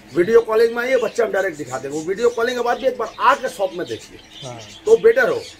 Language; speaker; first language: Hindi; non-native, local second language; Bangla